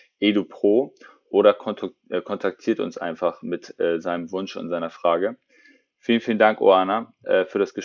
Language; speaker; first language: German; native; German